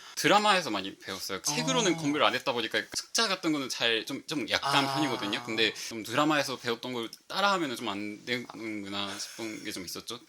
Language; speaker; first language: Korean; non-native, fluent; Japanese